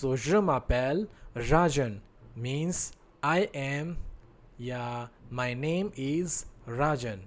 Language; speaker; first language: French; non-native, fluent; Hindi